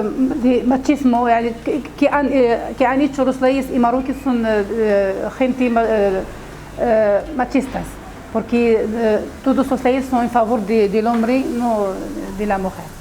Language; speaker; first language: Spanish; non-native, fluent; Arabic